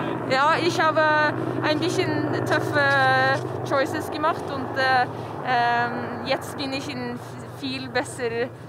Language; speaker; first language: German; non-native, learner; Norwegian